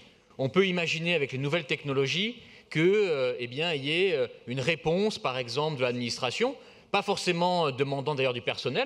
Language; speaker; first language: French; native; French